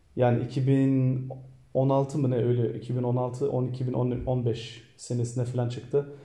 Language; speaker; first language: Turkish; early bilingual, heritage; Turkish